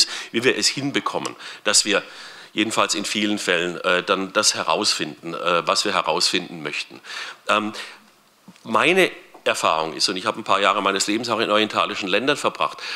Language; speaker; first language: German; native; German